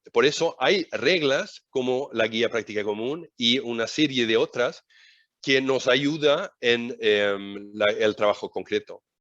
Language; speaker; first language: Spanish; non-native, fluent; Swedish